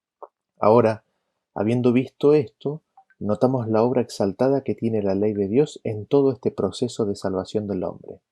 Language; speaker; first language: Spanish; native; Spanish